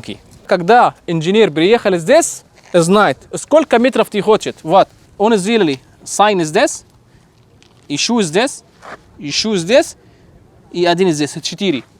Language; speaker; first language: Russian; non-native, learner; Arabic